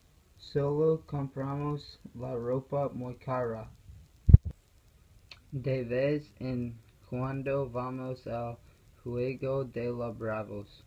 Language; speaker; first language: Spanish; non-native, learner; English